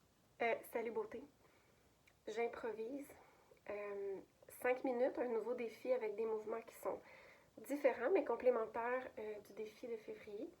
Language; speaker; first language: French; native; French